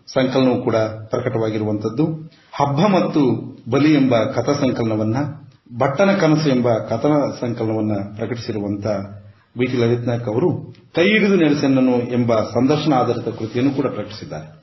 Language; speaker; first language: Kannada; native; Kannada